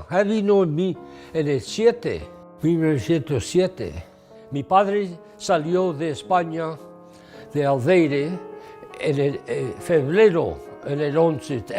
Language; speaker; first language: Spanish; early bilingual, heritage; English